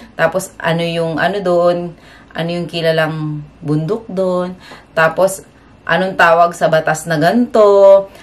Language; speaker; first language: Filipino; native; Filipino